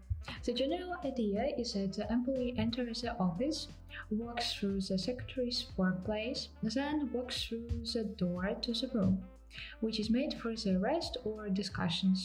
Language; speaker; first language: English; non-native, fluent; Ukrainian